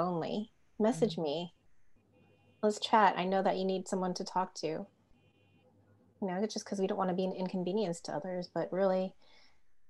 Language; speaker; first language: English; native; English